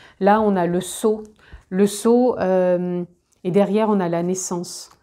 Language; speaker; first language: French; native; French